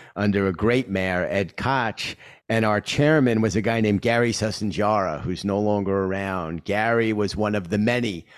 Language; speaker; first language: English; native; English